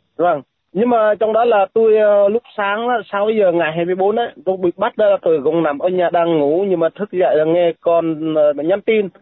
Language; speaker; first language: Vietnamese; non-native, local second language; Jarai